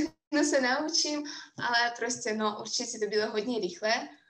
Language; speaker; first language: Czech; non-native, fluent; Russian